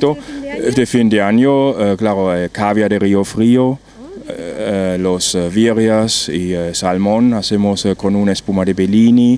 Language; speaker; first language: Spanish; non-native, learner; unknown